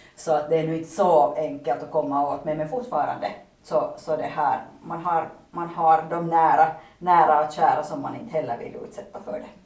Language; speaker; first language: Swedish; native; Swedish